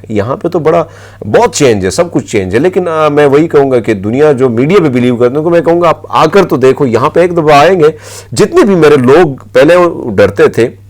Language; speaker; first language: Urdu; non-native, local second language; Pashto